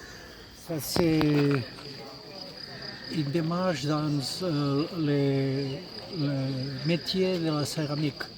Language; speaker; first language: French; non-native, fluent; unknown